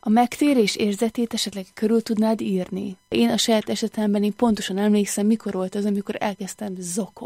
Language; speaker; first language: Hungarian; native; Hungarian